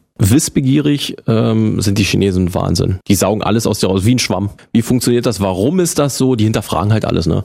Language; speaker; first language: German; native; German